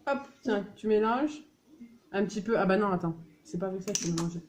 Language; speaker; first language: French; native; French